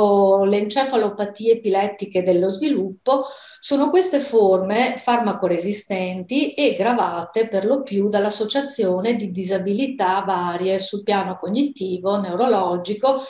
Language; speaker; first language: Italian; native; Italian